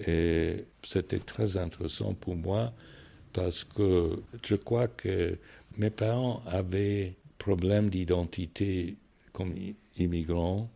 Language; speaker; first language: French; non-native, fluent; English